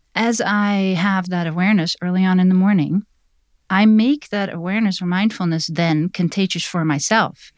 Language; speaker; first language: English; non-native, fluent; Dutch